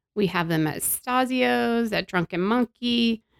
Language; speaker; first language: English; native; English